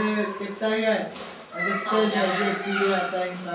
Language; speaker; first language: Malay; non-native, local second language; Chinese